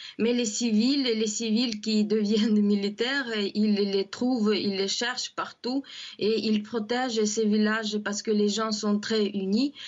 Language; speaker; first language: French; non-native, fluent; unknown